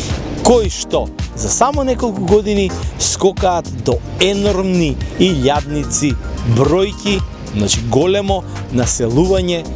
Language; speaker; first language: Macedonian; native; Macedonian